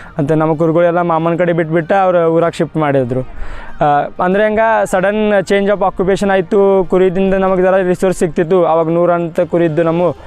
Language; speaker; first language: Kannada; non-native, local second language; Marathi